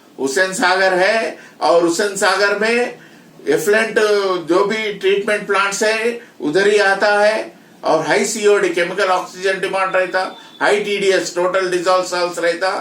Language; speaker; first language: Hindi; non-native, local second language; Telugu